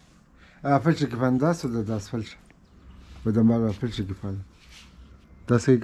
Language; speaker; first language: German; non-native, learner; Arabic